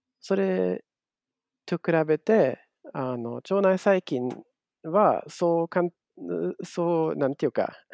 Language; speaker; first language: Japanese; non-native, fluent; German